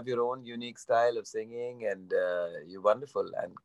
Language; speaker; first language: English; non-native, local second language; Bangla